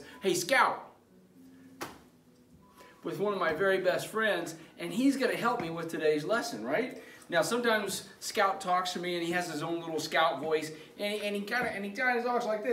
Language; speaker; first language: English; native; English